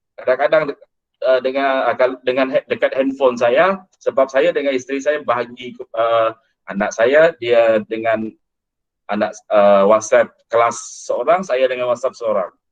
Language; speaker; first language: Malay; non-native, local second language; Iban